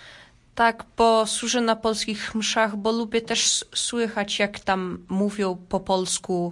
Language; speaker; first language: Polish; early bilingual, heritage; Polish